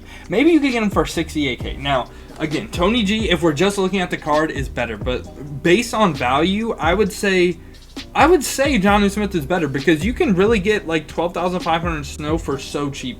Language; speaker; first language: English; native; English